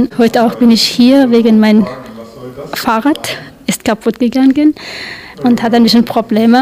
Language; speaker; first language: German; non-native, learner; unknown